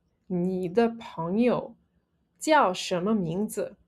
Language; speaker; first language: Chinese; non-native, fluent; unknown